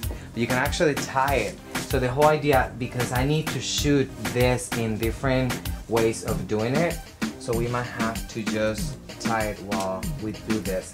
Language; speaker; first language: English; non-native, fluent; Spanish